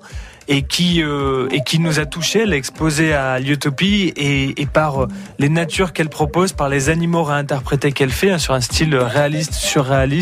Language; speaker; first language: French; native; French